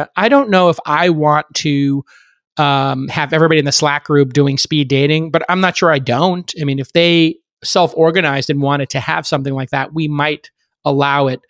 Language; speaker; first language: English; native; English